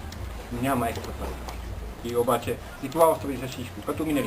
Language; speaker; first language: Bulgarian; non-native, learner; Finnish